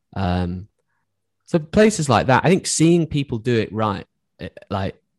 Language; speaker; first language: English; native; English